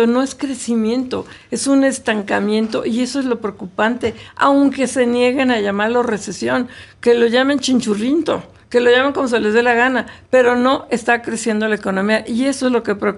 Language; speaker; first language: Spanish; native; Spanish